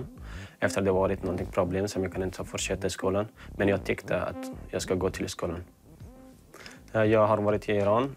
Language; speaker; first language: Swedish; non-native, learner; Persian